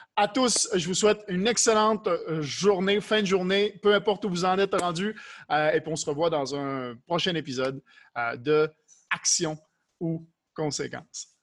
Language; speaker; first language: French; native; French